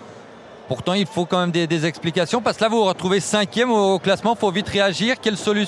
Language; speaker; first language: French; native; French